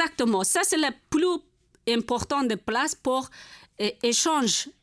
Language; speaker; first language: French; non-native, learner; Persian